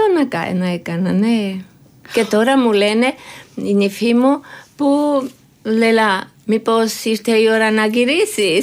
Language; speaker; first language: Greek; non-native, learner; Georgian